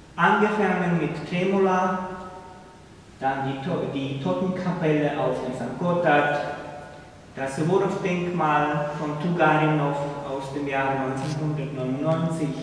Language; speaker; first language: German; non-native, fluent; Russian